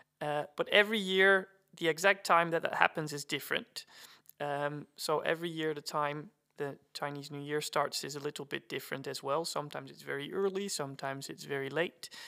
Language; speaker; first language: English; non-native, fluent; Dutch